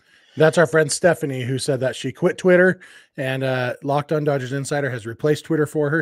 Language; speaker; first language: English; native; English